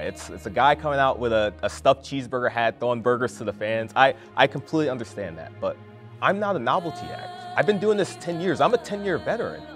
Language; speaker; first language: English; native; English